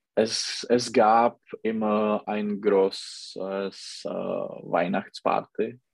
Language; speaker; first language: German; non-native, learner; Czech